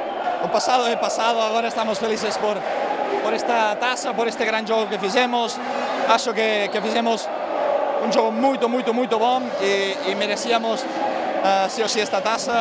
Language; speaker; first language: Portuguese; non-native, fluent; Spanish